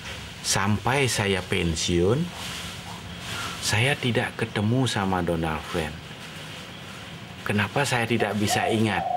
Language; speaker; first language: Indonesian; non-native, local second language; Balinese